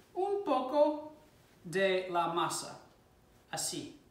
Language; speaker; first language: Spanish; non-native, fluent; English